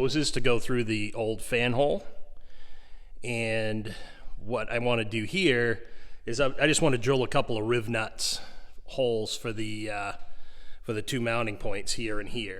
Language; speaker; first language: English; native; English